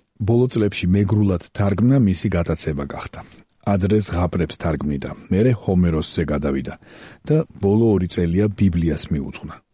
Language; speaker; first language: Georgian; native; Georgian